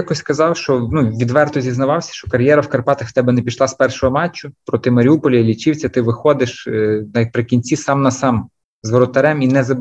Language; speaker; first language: Ukrainian; native; Ukrainian